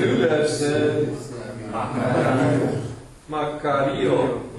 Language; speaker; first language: Greek; non-native, fluent; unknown